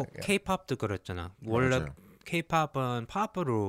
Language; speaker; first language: Korean; early bilingual, heritage; English